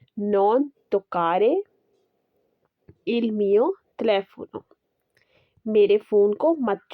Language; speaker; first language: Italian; non-native, learner; Urdu